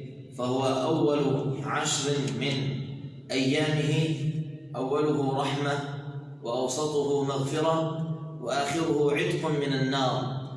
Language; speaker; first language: Arabic; native; Arabic